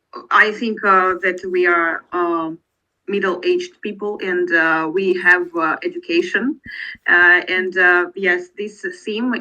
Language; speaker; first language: English; non-native, learner; Russian